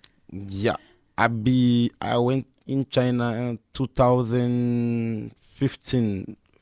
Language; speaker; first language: English; non-native, fluent; Lingala